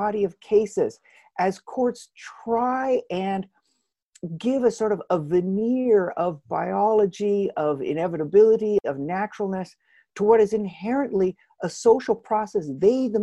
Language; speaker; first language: English; native; English